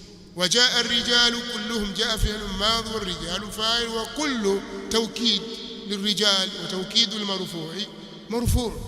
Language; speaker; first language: Arabic; non-native, fluent; Swahili